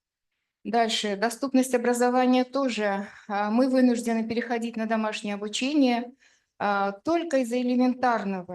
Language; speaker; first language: Russian; native; Russian